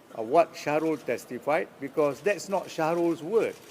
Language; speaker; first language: English; non-native, local second language; Malay